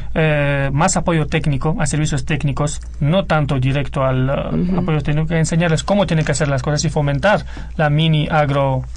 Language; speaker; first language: Spanish; non-native, fluent; Romanian